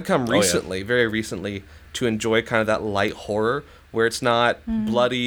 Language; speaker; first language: English; native; English